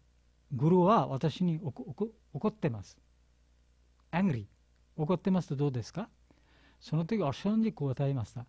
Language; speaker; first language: Japanese; non-native, learner; Bangla